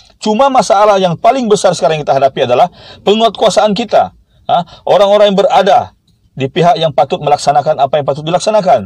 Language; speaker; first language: Malay; native; Malay